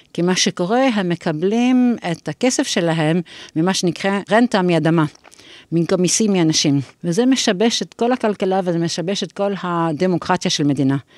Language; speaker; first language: Hebrew; non-native, fluent; English